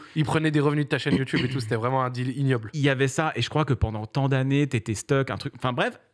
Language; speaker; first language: French; native; French